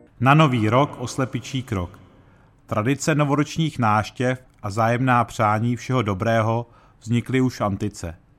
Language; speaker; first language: Czech; early bilingual, heritage; Czech